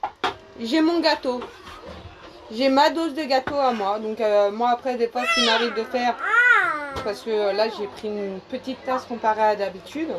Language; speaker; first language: French; native; French